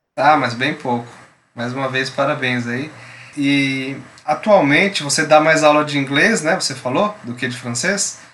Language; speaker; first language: Portuguese; native; Portuguese